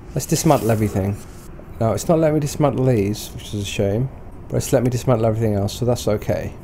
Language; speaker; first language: English; native; English